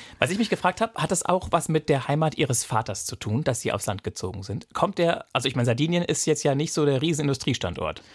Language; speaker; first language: German; native; German